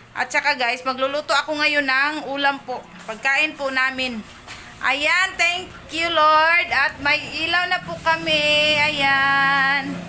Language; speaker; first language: Filipino; non-native, local second language; Cebuano